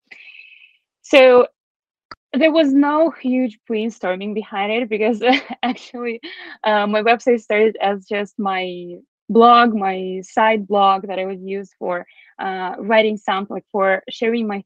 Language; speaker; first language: English; non-native, fluent; Russian